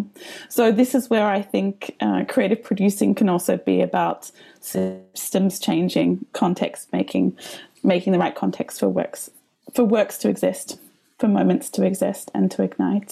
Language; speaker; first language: English; native; English